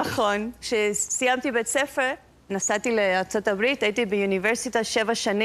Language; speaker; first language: Hebrew; non-native, fluent; Greek